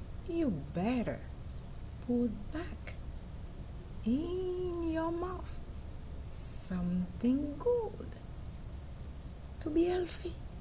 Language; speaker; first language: English; non-native, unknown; Haitian Creole